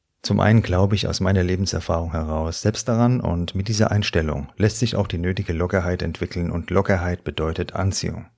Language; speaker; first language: German; native; German